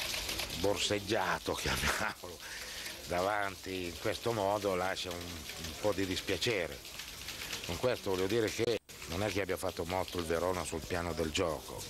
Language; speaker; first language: Italian; native; Italian